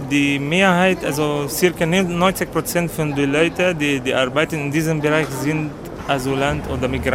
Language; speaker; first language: German; non-native, learner; Arabic